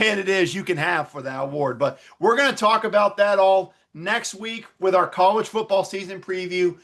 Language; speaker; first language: English; native; English